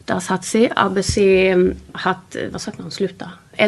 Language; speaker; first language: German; non-native, learner; Swedish